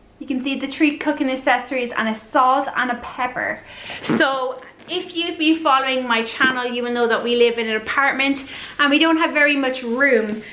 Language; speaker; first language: English; native; English